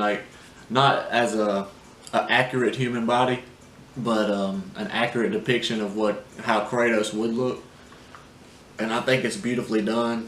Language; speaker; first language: English; native; English